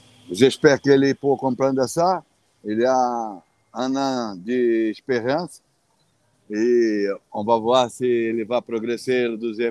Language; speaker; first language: French; non-native, fluent; Portuguese